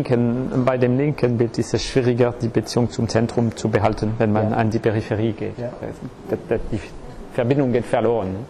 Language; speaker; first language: German; non-native, fluent; French